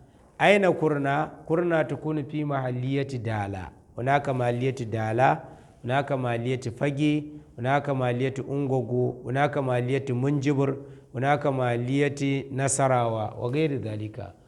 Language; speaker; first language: Arabic; non-native, fluent; Hausa